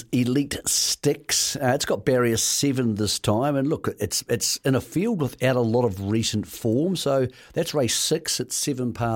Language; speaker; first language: English; native; English